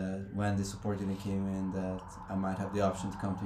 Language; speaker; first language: English; non-native, fluent; Hungarian